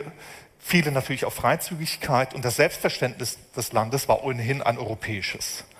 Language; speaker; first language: German; native; German